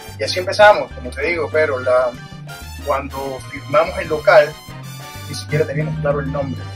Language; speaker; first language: Spanish; native; Spanish